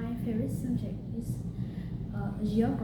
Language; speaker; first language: English; non-native, learner; Vietnamese